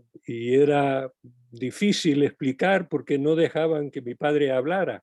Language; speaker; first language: Spanish; non-native, fluent; English